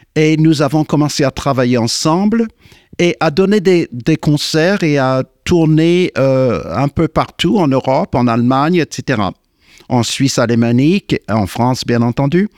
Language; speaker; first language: French; non-native, fluent; English